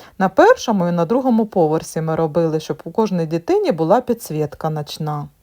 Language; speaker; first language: Ukrainian; native; Ukrainian